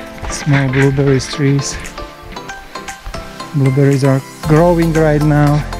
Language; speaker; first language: English; non-native, fluent; Slovak